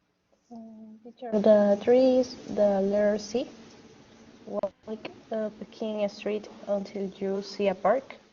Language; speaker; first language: English; non-native, learner; Spanish